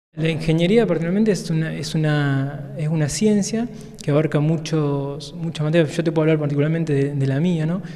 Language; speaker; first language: Spanish; native; Spanish